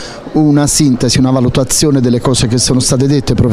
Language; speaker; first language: Italian; native; Italian